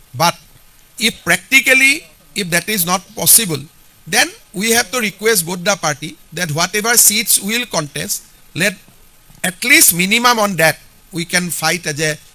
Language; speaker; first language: English; non-native, local second language; Assamese